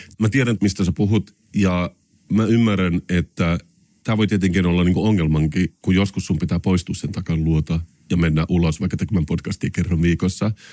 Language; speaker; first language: Finnish; non-native, local second language; Swedish